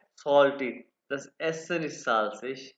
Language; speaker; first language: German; non-native, fluent; Urdu